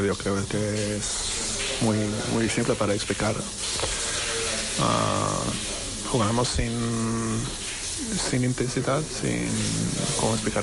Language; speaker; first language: Spanish; non-native, learner; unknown